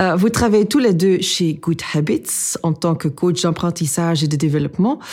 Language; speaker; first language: French; non-native, local second language; Dutch